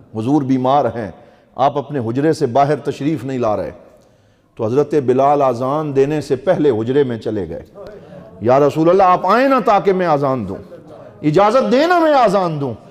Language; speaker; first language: Urdu; non-native, local second language; Punjabi